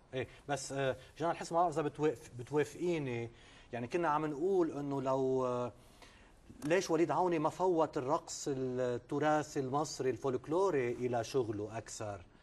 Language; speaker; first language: Arabic; native; Arabic